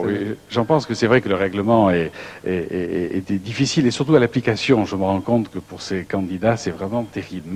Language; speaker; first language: French; native; French